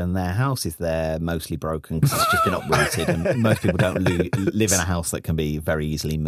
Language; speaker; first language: English; native; English